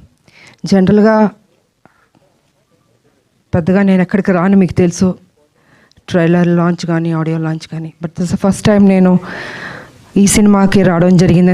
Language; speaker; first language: Telugu; native; Telugu